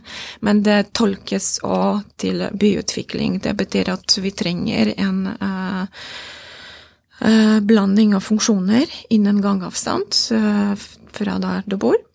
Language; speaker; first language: Norwegian; non-native, fluent; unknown